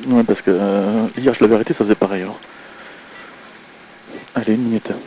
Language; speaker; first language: French; native; French